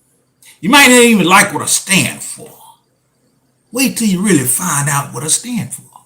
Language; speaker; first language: English; native; English